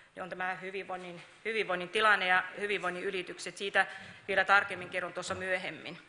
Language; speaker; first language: Finnish; native; Finnish